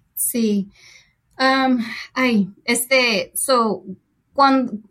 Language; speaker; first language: Spanish; early bilingual, heritage; Spanish